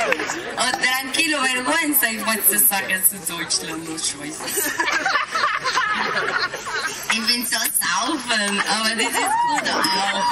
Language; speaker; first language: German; non-native, learner; Spanish